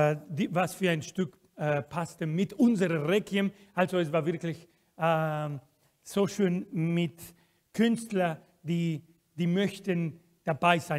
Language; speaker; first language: German; non-native, fluent; Spanish